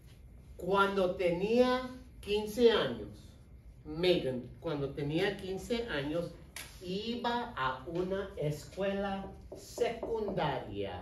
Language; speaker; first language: Spanish; non-native, fluent; English